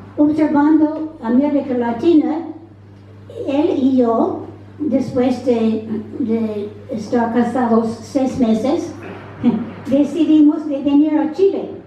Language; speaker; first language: Spanish; non-native, fluent; English